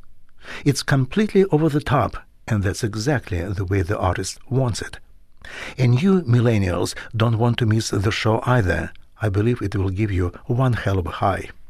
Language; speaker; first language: English; non-native, fluent; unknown